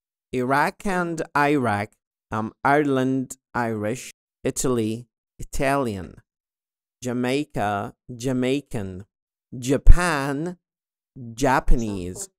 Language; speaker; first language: English; non-native, fluent; Arabic